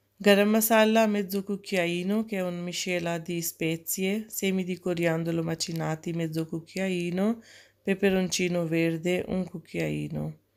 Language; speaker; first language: Italian; non-native, fluent; Urdu